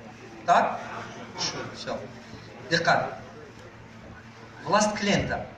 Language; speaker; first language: Russian; non-native, fluent; Tajik